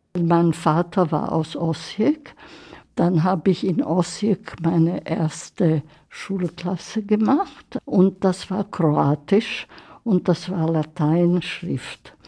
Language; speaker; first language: German; early bilingual, heritage; German